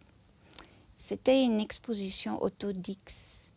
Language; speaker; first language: French; non-native, fluent; German